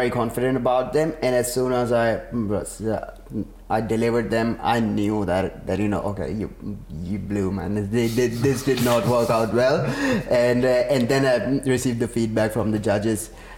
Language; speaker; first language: English; non-native, local second language; Urdu